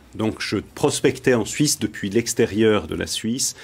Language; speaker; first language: French; native; French